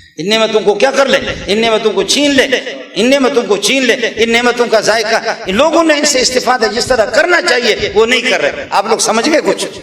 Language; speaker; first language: Urdu; non-native, local second language; Brahui